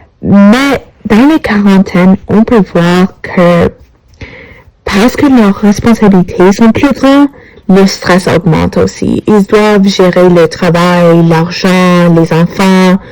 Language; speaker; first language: French; non-native, learner; English